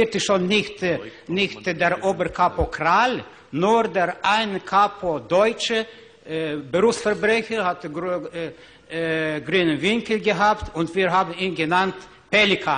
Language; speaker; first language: German; non-native, learner; Ukrainian